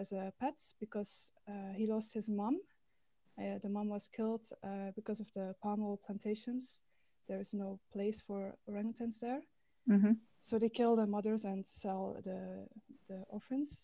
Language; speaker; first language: English; non-native, fluent; Dutch